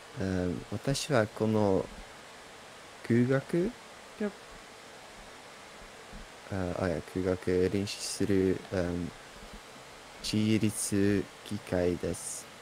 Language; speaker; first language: Japanese; non-native, learner; English